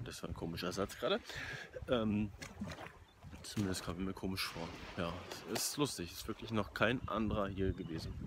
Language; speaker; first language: German; native; German